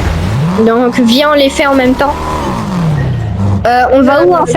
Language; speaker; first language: French; native; French